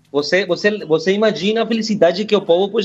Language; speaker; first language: Portuguese; non-native, learner; Spanish